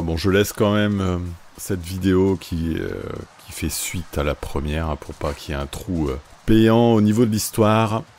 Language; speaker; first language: French; native; French